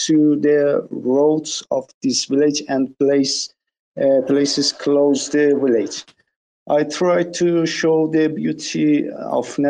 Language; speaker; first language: English; non-native, learner; Persian